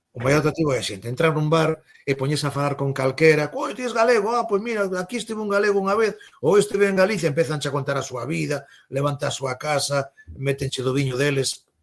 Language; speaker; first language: Galician; native; Galician